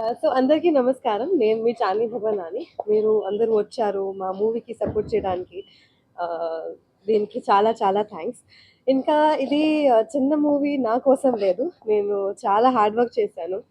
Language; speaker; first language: Telugu; non-native, learner; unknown